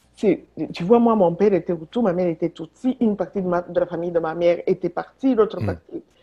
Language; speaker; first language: French; non-native, local second language; Kinyarwanda